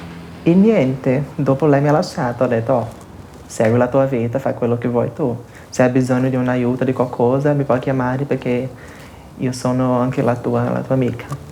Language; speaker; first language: Italian; non-native, fluent; Portuguese